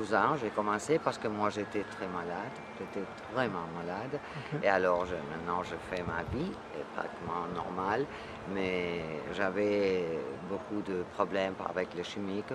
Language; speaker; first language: French; non-native, fluent; Spanish